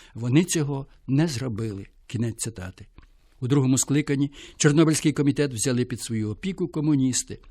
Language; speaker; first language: Ukrainian; native; Ukrainian